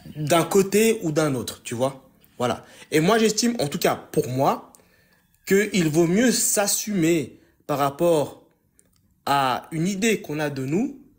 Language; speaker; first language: French; native; French